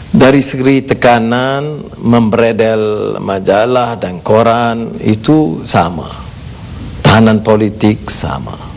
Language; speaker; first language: Malay; native; Malay